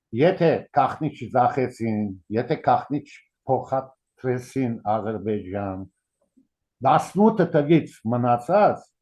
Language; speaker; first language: Armenian; early bilingual, heritage; Armenian